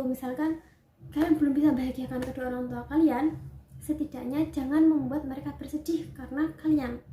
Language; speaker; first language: Indonesian; native; Indonesian